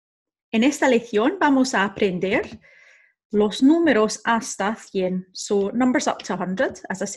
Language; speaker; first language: Spanish; non-native, fluent; English